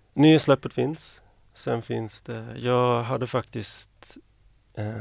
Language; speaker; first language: Swedish; non-native, fluent; English